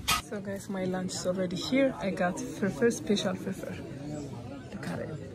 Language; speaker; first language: English; non-native, fluent; Amharic